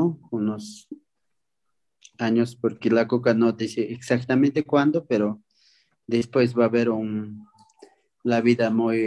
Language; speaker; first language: Spanish; non-native, local second language; Quechua